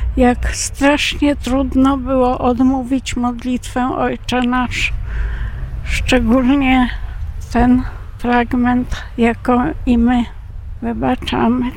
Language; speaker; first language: Polish; native; Polish